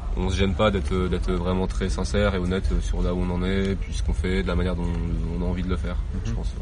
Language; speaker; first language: French; native; French